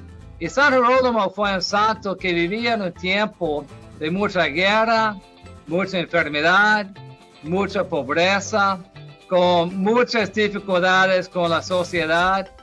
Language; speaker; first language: Spanish; non-native, fluent; English